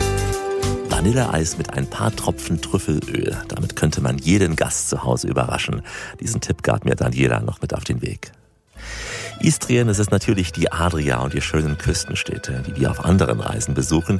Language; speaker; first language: German; native; German